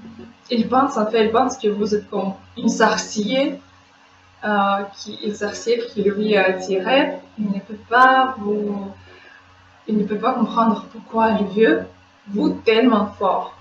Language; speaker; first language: French; non-native, fluent; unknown